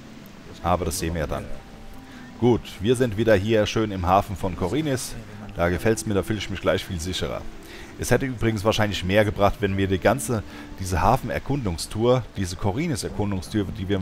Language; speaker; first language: German; native; German